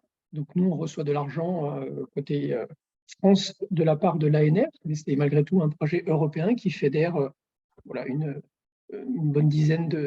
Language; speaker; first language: French; native; French